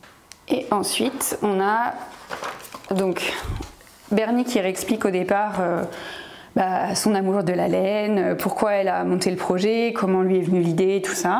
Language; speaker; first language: French; native; French